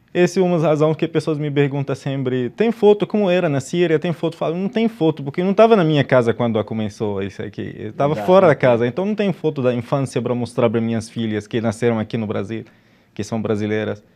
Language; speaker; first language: Portuguese; non-native, fluent; Arabic